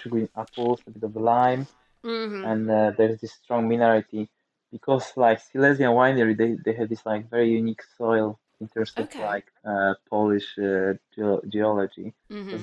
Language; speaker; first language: English; non-native, fluent; Polish